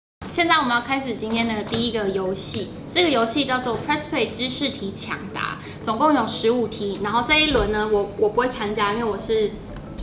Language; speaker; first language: Chinese; native; Chinese